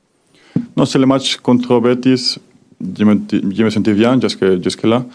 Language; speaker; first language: French; non-native, learner; Spanish